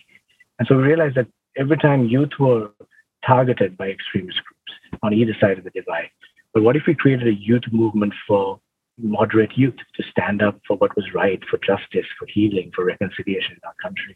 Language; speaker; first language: English; non-native, local second language; Sinhala